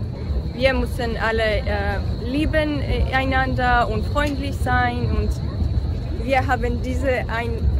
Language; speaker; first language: German; non-native, learner; Georgian